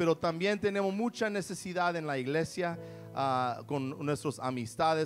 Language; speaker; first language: Spanish; early bilingual, heritage; Spanish